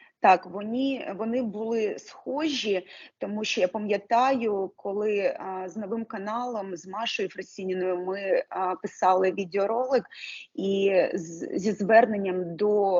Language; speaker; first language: Ukrainian; non-native, local second language; Russian